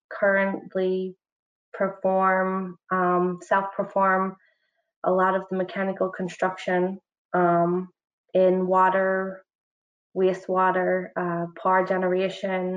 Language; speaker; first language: English; native; English